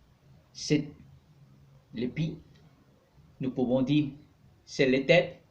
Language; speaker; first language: French; non-native, learner; Spanish